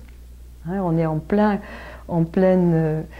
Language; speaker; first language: French; native; French